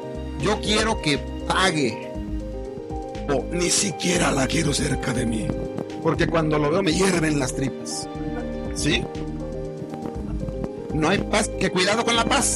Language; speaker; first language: Spanish; native; Spanish